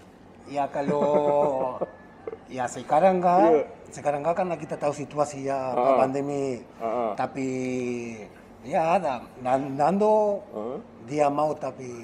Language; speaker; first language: Indonesian; non-native, fluent; Spanish